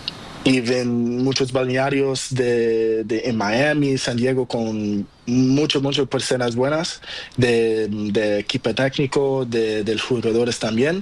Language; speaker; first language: Spanish; non-native, learner; Portuguese